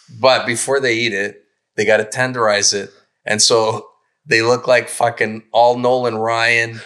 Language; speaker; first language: English; native; English